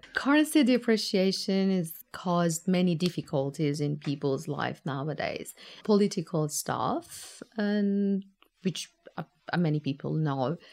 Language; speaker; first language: English; non-native, fluent; Persian